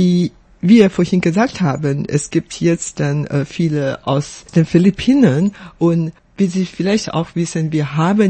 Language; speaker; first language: German; non-native, fluent; Chinese